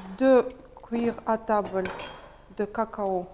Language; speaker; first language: French; non-native, learner; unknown